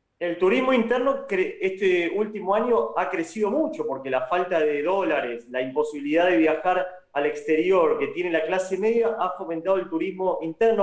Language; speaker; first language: Spanish; native; Spanish